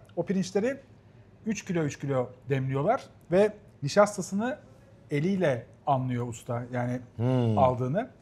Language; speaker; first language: Turkish; native; Turkish